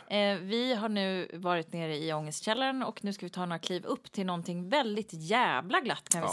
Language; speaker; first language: Swedish; native; Swedish